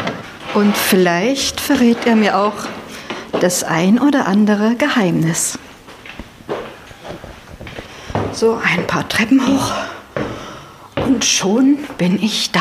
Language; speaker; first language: German; native; German